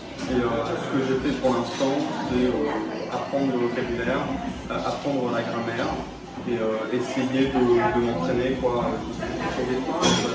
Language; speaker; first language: French; native; French